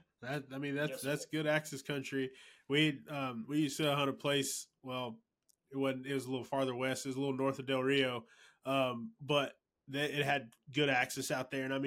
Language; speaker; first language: English; native; English